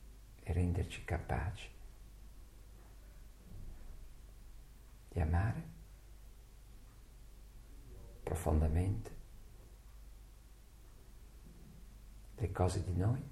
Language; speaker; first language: Italian; native; Italian